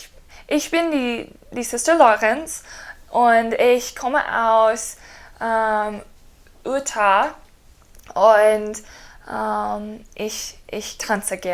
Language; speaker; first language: German; non-native, fluent; English